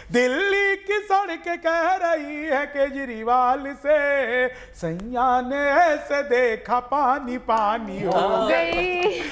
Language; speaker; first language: Hindi; native; Hindi